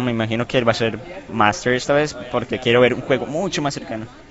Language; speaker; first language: Spanish; native; Spanish